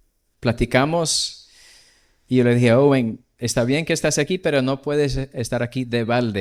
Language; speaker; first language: Spanish; non-native, fluent; English